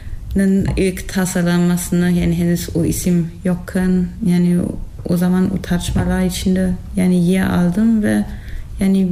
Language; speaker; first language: Turkish; non-native, fluent; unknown